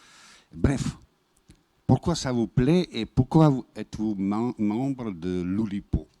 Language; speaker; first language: French; non-native, fluent; Bosnian